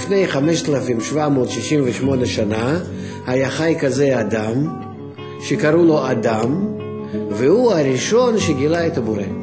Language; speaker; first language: Hebrew; non-native, fluent; Russian